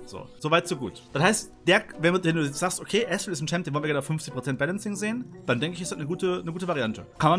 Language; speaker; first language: German; native; German